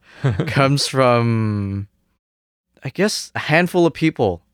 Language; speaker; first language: English; early bilingual, other home language; Cantonese